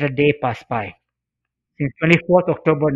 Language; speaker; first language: English; non-native, local second language; Swahili